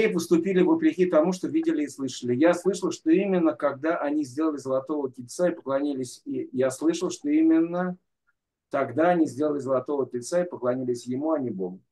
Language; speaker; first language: Russian; native; Russian